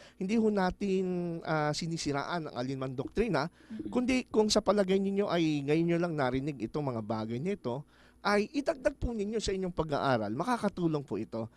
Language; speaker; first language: Filipino; native; Filipino